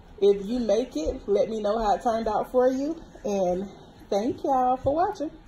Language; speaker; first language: English; native; English